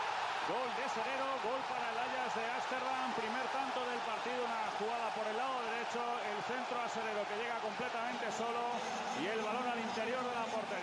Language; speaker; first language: Spanish; native; Spanish